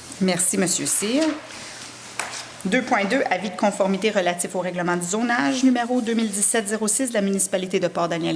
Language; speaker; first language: French; native; French